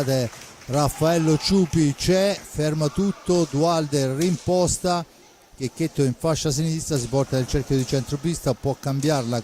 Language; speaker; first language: Italian; native; Italian